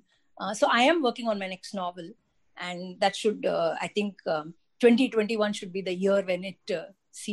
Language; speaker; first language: English; non-native, local second language; Tamil